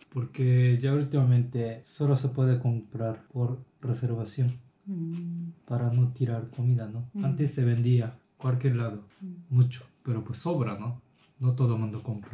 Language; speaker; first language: Spanish; non-native, learner; Japanese